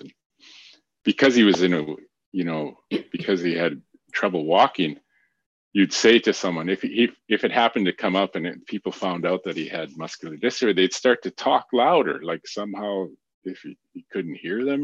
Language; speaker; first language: English; native; English